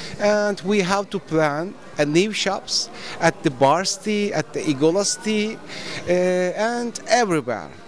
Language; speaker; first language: English; non-native, learner; Turkish